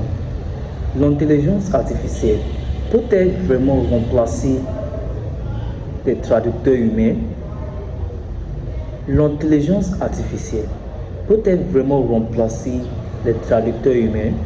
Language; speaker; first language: French; non-native, learner; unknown